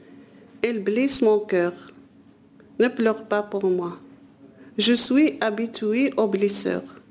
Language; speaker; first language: French; non-native, learner; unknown